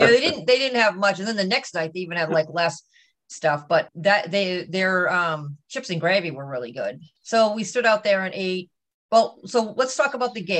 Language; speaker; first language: English; native; English